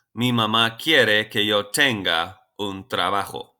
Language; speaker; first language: Spanish; non-native, fluent; English